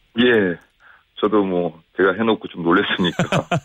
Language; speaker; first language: Korean; native; Korean